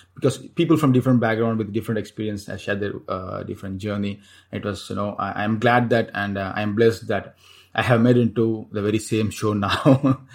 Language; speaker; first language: English; non-native, local second language; Tamil